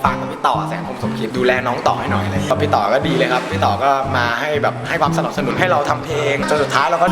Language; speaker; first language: Thai; native; Thai